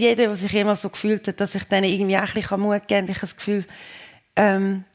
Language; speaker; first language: German; native; German